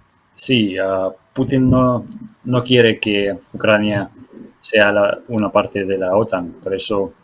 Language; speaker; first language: Spanish; non-native, fluent; Ukrainian